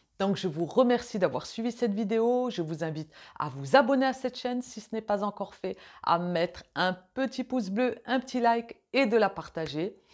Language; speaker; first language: French; native; French